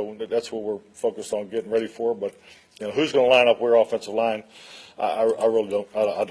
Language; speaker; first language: English; native; English